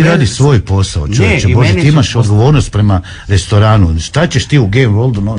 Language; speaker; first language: Croatian; native; Croatian